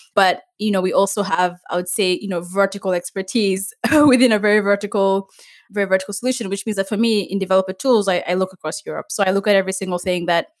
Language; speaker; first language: English; non-native, local second language; Ganda